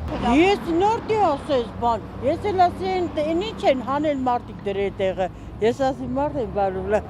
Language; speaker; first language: Armenian; native; Armenian